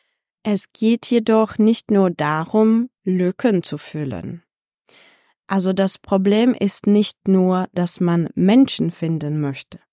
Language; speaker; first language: German; non-native, fluent; Czech